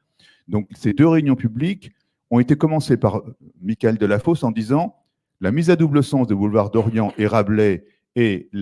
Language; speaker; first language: French; native; French